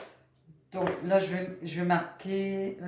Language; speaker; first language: French; native; French